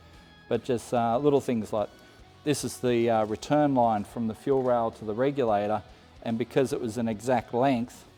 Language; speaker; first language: English; native; English